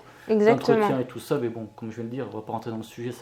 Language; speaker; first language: French; native; French